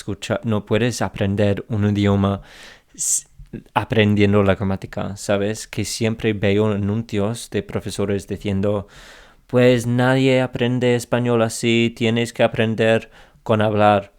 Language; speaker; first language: Spanish; non-native, fluent; English